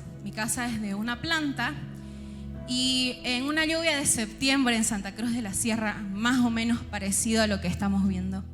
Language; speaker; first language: Spanish; native; Spanish